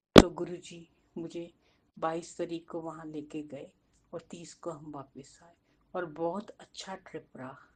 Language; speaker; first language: Hindi; non-native, local second language; Punjabi